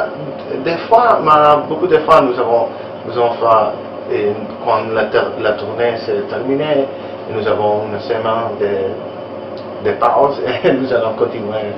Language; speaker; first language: French; non-native, learner; Italian